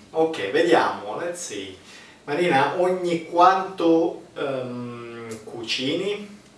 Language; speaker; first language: Italian; native; Italian